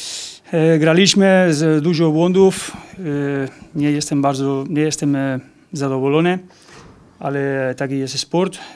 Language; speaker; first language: Polish; non-native, learner; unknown